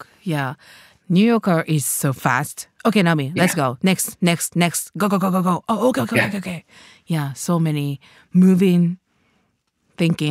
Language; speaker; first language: English; non-native, learner; Japanese